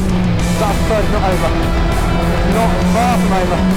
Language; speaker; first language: English; native; English